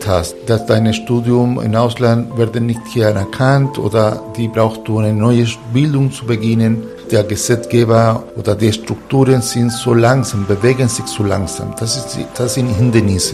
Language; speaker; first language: German; non-native, fluent; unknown